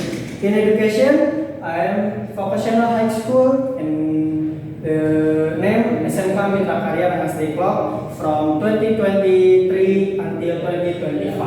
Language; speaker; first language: English; non-native, learner; Indonesian